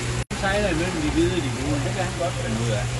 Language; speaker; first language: Danish; native; Danish